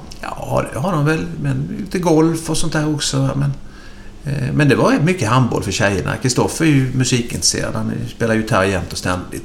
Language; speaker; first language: Swedish; native; Swedish